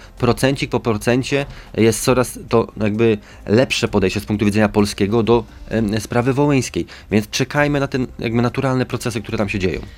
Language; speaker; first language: Polish; native; Polish